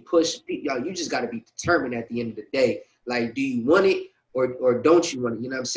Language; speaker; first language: English; native; English